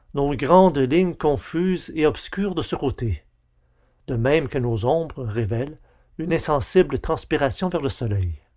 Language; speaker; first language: French; native; French